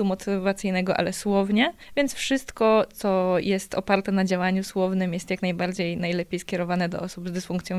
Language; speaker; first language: Polish; native; Polish